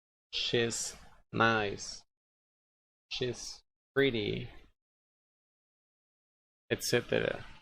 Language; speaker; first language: English; non-native, fluent; Spanish